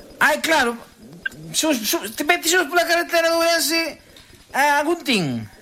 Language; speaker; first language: Galician; native; Galician